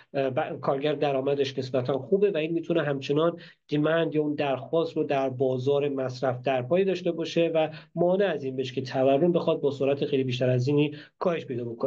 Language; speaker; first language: Persian; native; Persian